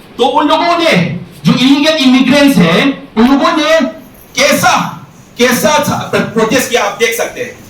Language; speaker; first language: Hindi; non-native, local second language; Manipuri